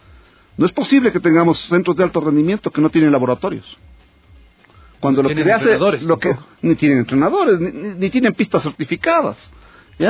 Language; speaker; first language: Spanish; native; Spanish